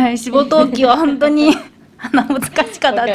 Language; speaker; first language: Japanese; non-native, fluent; Chinese